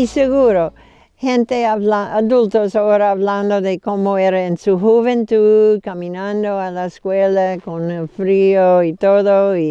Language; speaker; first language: Spanish; non-native, fluent; English